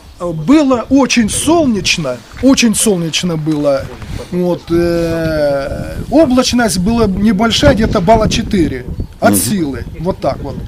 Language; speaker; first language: Russian; native; Russian